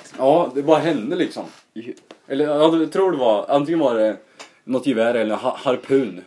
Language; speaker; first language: Swedish; native; Swedish